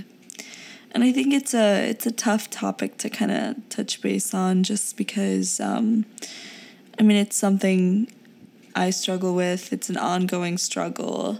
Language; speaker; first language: English; early bilingual, other home language; Urdu